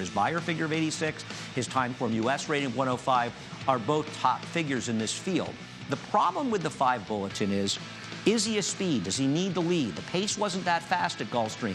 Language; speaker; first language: English; native; English